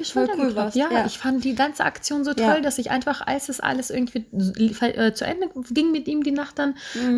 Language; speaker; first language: German; native; German